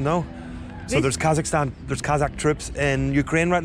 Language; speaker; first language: English; native; English